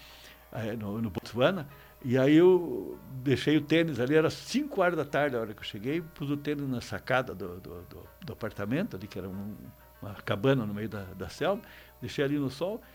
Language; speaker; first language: Portuguese; native; Portuguese